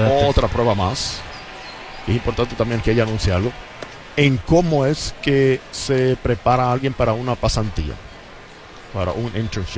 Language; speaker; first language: Spanish; native; Spanish